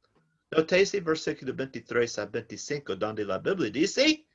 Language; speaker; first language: Spanish; non-native, learner; English